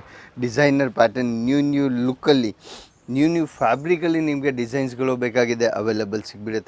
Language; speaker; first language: Kannada; non-native, local second language; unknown